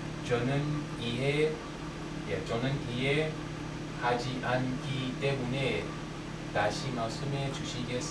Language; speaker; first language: Korean; non-native, learner; English